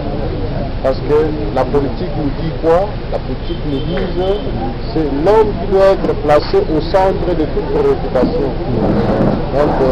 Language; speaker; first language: French; non-native, local second language; Lingala